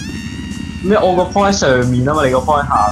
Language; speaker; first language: Chinese; native; Chinese